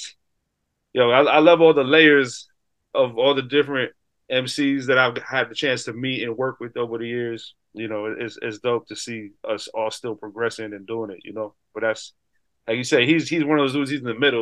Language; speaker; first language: English; native; English